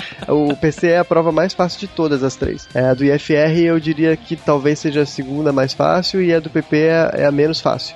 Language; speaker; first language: Portuguese; native; Portuguese